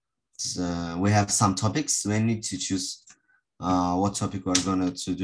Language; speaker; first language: English; non-native, fluent; Russian